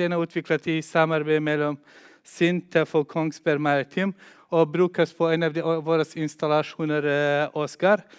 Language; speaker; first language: Norwegian; non-native, fluent; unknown